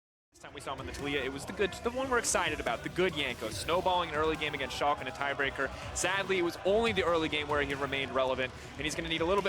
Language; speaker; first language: English; native; English